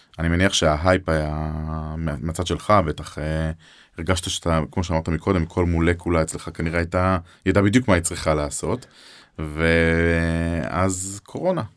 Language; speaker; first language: Hebrew; native; Hebrew